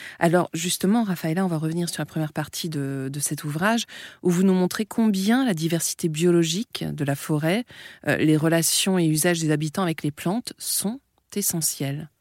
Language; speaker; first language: French; native; French